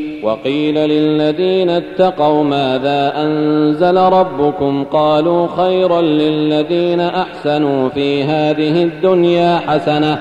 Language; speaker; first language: Arabic; native; Arabic